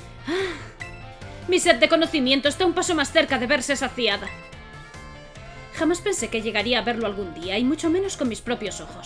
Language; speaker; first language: Spanish; native; Spanish